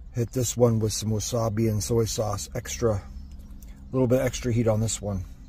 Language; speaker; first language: English; native; English